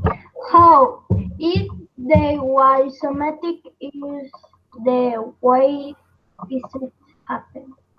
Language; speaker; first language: English; non-native, learner; Spanish